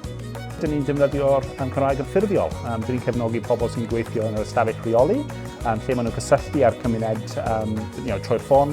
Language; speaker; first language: Welsh; non-native, local second language; English